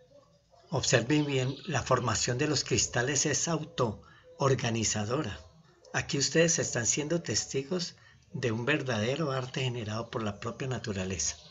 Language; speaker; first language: Spanish; native; Spanish